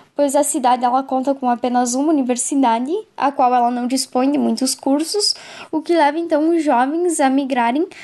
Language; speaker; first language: Portuguese; native; Portuguese